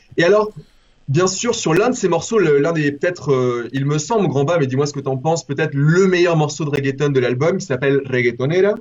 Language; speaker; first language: French; early bilingual, other home language; Spanish